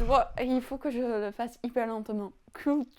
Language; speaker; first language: French; non-native, fluent; English